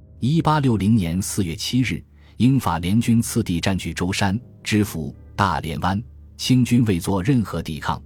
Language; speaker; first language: Chinese; native; Chinese